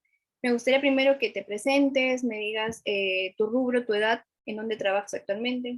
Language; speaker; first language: Spanish; native; Spanish